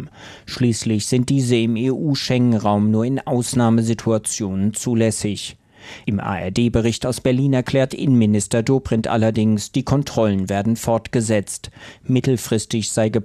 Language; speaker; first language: German; native; German